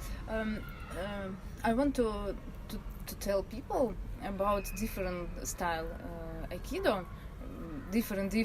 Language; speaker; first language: English; non-native, learner; Russian